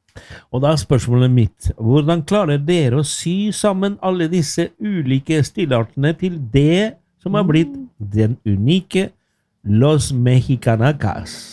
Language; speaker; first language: Norwegian; non-native, fluent; Spanish